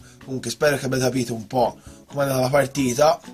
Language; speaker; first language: Italian; native; Italian